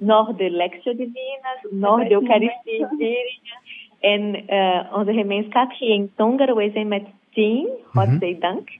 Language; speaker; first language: Dutch; non-native, learner; Portuguese